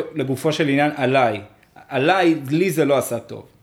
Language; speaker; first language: Hebrew; early bilingual, other home language; Arabic